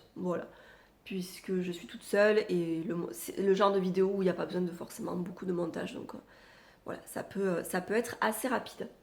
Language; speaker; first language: French; native; French